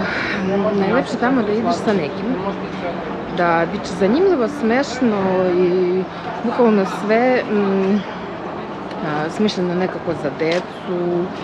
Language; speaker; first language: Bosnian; non-native, fluent; Russian